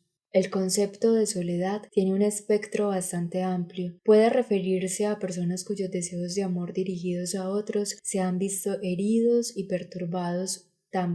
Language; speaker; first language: Spanish; native; Spanish